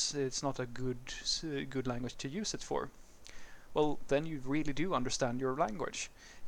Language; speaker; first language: English; non-native, fluent; Swedish